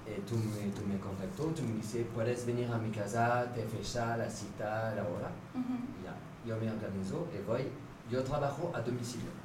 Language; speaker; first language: Spanish; non-native, fluent; French